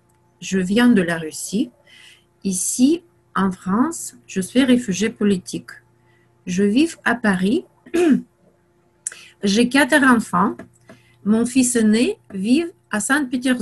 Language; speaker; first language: French; non-native, learner; Russian